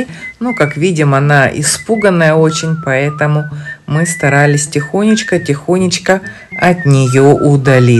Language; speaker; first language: Russian; native; Russian